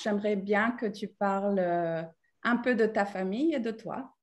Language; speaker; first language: French; non-native, fluent; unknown